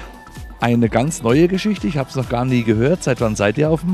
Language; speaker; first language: German; native; German